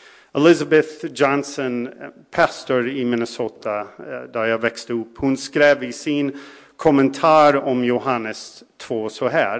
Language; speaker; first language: Swedish; non-native, fluent; English